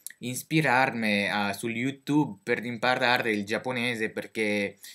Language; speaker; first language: Italian; non-native, learner; French